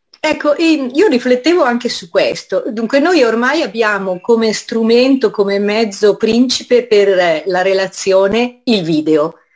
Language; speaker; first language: Italian; native; Italian